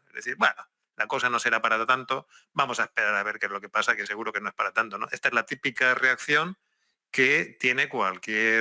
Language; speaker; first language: Spanish; native; Spanish